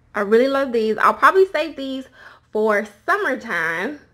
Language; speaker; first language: English; native; English